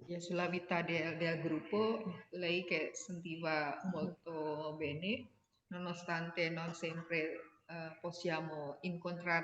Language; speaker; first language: Italian; non-native, learner; Indonesian